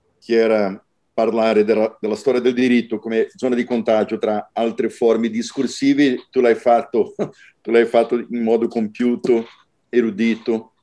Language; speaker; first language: Italian; non-native, fluent; Portuguese